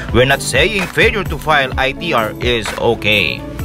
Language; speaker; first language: English; non-native, local second language; Filipino